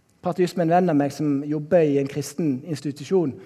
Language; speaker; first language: Norwegian; native; Norwegian